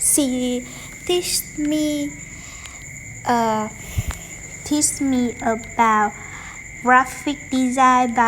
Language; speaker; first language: English; non-native, learner; Vietnamese